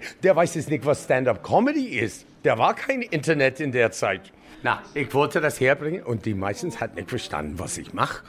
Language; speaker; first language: German; non-native, learner; English